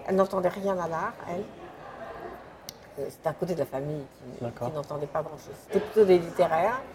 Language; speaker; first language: French; native; French